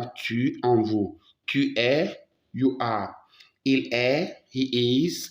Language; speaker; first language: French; non-native, fluent; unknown